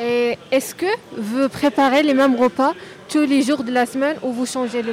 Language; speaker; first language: French; non-native, learner; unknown